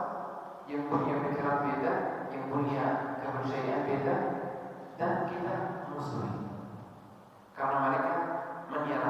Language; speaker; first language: Indonesian; non-native, fluent; Arabic